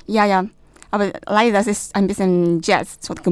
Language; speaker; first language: German; non-native, learner; Chinese